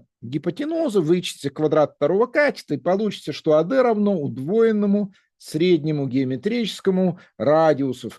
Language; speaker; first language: Russian; native; Russian